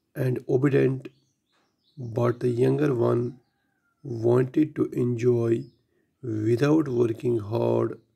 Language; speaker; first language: English; non-native, local second language; Kashmiri